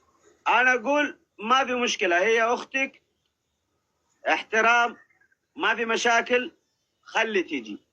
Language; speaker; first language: Arabic; non-native, learner; Oromo